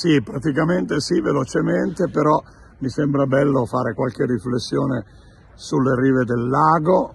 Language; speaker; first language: Italian; native; Italian